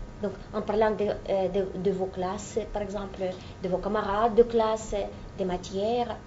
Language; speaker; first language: French; non-native, fluent; Russian